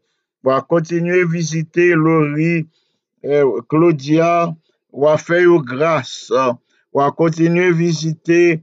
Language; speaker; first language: French; non-native, local second language; Haitian Creole